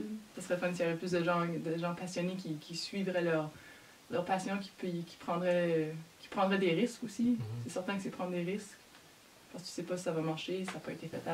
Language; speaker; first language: French; native; French